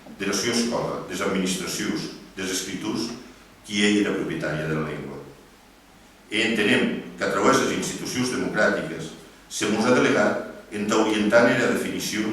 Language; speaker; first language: Catalan; non-native, local second language; Occitan